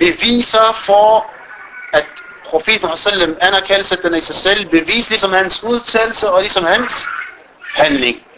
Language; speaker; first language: Danish; early bilingual, other home language; Arabic